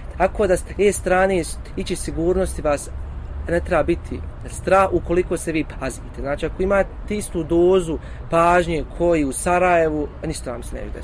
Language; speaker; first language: Bosnian; native; Bosnian